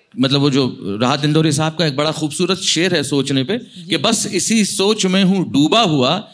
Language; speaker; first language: Hindi; non-native, local second language; Marathi